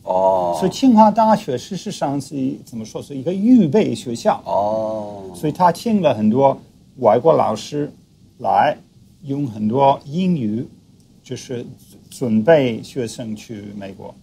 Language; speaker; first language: Chinese; non-native, fluent; English